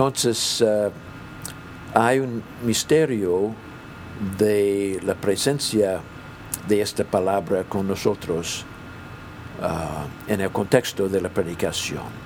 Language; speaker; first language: Spanish; non-native, fluent; English